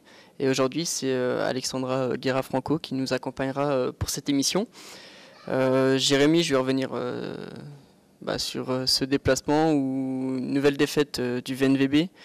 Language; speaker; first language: French; native; French